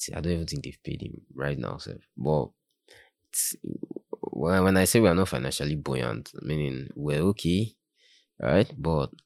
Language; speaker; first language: English; non-native, local second language; Yoruba